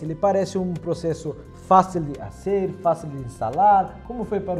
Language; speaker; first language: Spanish; non-native, fluent; Portuguese